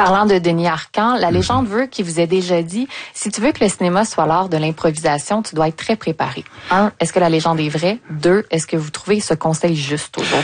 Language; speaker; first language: French; native; French